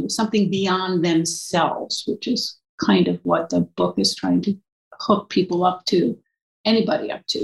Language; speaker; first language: English; native; English